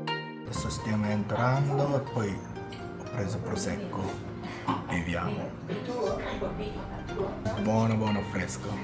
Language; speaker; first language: Italian; non-native, learner; Japanese